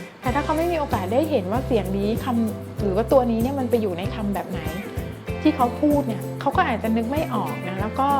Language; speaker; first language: Thai; native; Thai